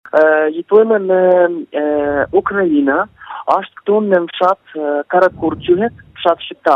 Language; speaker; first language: Albanian; early bilingual, heritage; Albanian